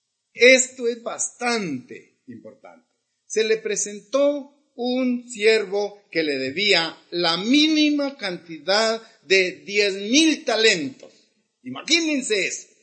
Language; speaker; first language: Spanish; native; Spanish